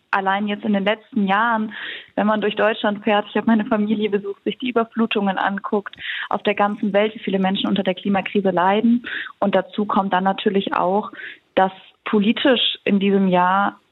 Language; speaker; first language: German; native; German